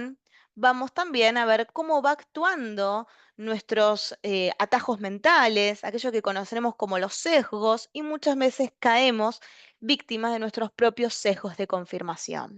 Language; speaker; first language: Spanish; native; Spanish